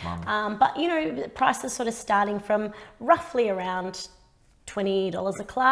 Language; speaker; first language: English; native; English